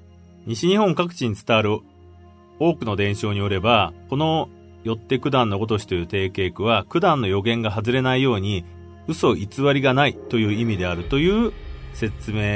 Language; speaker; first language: Japanese; native; Japanese